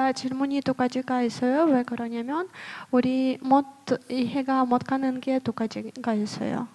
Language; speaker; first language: Korean; non-native, fluent; Russian